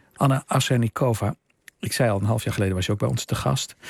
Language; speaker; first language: Dutch; native; Dutch